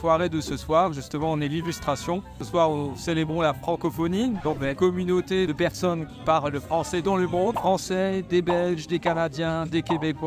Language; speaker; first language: French; native; French